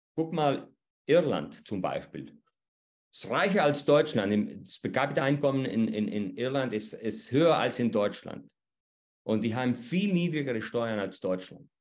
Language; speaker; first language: German; non-native, fluent; Spanish